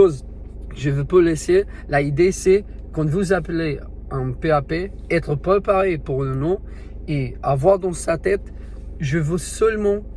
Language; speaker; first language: French; non-native, learner; Portuguese